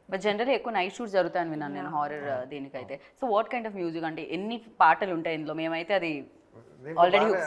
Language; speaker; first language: Telugu; native; Telugu